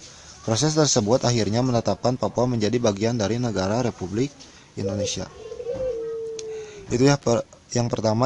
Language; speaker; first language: Indonesian; native; Indonesian